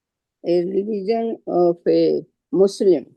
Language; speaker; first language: English; non-native, local second language; Urdu